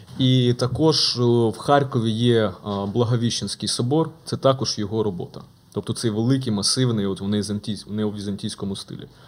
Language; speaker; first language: Ukrainian; native; Ukrainian